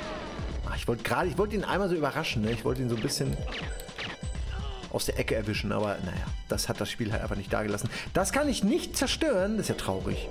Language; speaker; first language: German; native; German